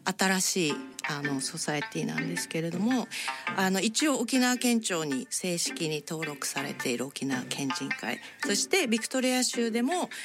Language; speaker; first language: Japanese; native; Japanese